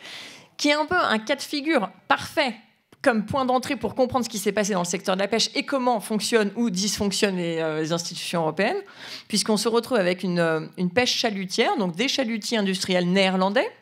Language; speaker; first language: French; native; French